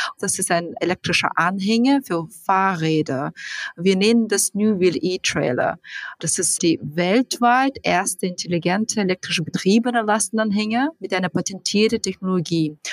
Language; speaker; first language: German; non-native, fluent; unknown